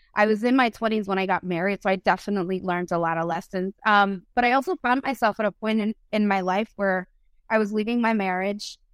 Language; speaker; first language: English; early bilingual, other home language; Spanish